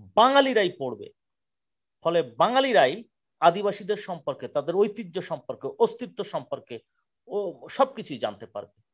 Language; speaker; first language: Bangla; native; Bangla